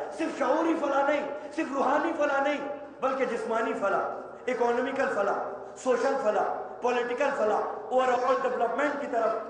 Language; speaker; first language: Urdu; native; Urdu